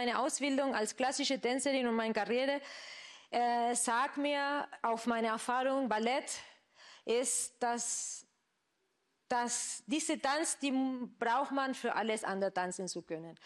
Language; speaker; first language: German; non-native, fluent; Spanish